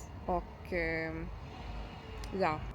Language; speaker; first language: Swedish; non-native, learner; Turkish